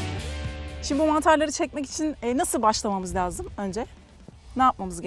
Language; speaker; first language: Turkish; native; Turkish